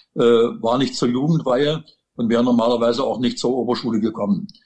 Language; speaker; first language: German; native; German